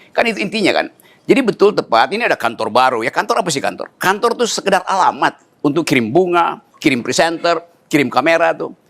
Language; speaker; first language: Indonesian; native; Indonesian